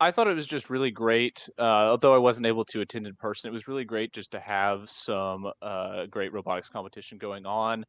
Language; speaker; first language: English; native; English